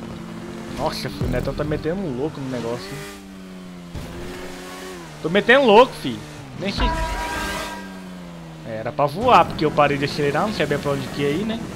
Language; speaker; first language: Portuguese; native; Portuguese